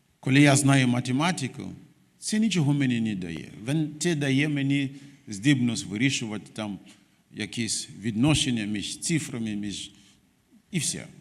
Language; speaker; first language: Ukrainian; non-native, fluent; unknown